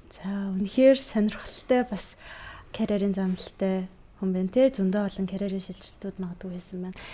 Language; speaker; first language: Mongolian; native; Mongolian